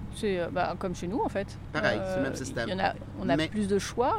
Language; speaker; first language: French; native; French